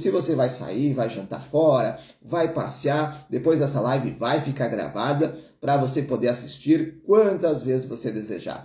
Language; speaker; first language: Portuguese; native; Portuguese